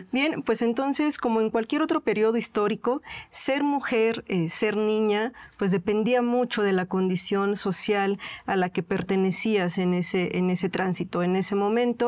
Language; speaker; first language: Spanish; native; Spanish